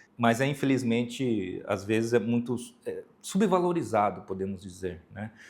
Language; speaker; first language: Portuguese; early bilingual, other home language; Japanese